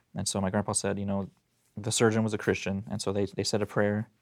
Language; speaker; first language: English; native; English